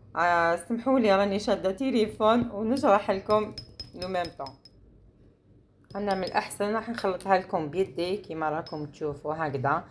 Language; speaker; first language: Arabic; native; Arabic